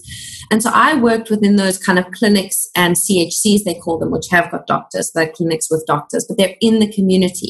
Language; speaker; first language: English; native; English